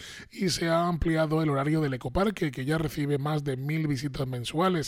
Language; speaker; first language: Spanish; native; Spanish